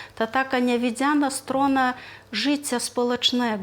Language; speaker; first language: Polish; non-native, fluent; Lithuanian